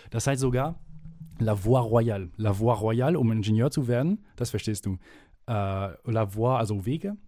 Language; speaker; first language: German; non-native, fluent; French